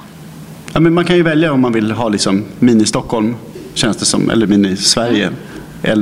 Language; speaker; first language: Swedish; native; Swedish